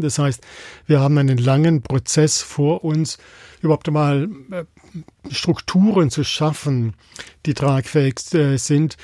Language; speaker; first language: German; native; German